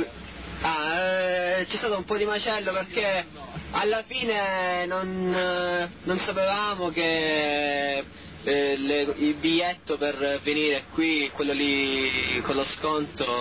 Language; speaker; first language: Italian; native; Italian